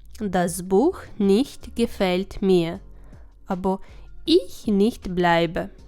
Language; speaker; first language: German; non-native, fluent; Ukrainian